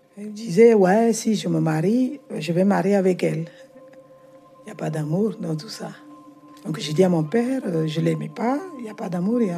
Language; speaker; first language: French; non-native, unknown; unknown